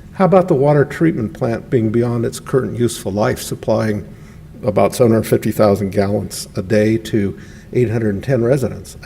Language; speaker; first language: English; native; English